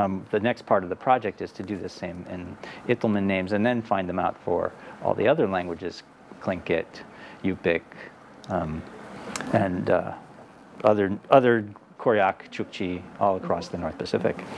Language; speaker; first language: English; native; English